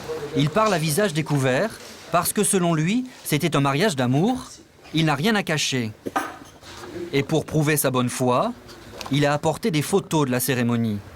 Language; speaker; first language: French; native; French